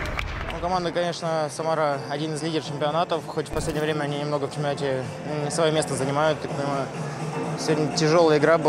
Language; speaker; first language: Russian; native; Russian